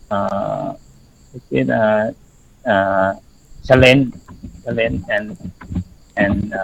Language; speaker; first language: English; non-native, learner; Thai